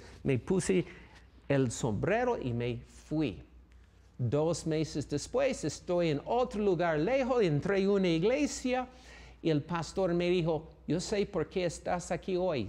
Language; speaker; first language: Spanish; non-native, fluent; English